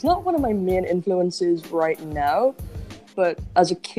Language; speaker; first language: English; native; English